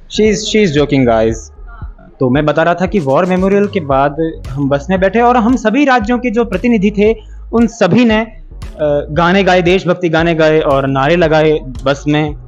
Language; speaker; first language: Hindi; native; Hindi